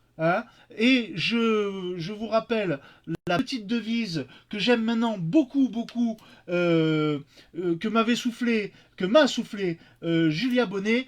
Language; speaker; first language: French; native; French